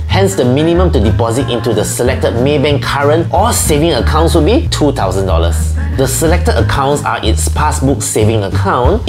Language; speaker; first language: English; native; English